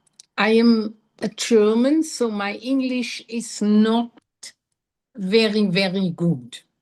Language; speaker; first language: English; non-native, learner; German